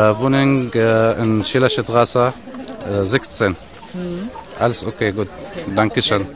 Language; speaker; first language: German; non-native, learner; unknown